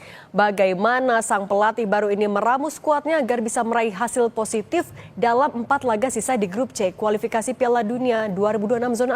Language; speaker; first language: Indonesian; native; Indonesian